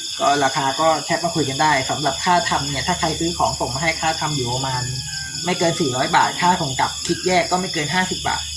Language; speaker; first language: Thai; native; Thai